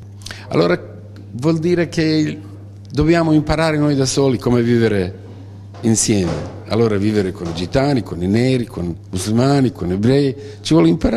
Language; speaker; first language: Italian; non-native, fluent; Croatian